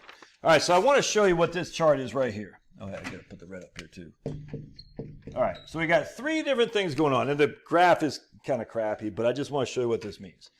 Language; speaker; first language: English; native; English